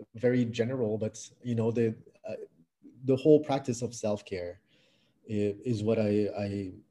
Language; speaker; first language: English; non-native, fluent; French